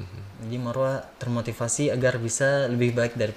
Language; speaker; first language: Indonesian; native; Indonesian